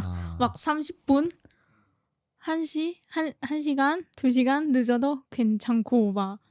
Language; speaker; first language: Korean; non-native, fluent; Thai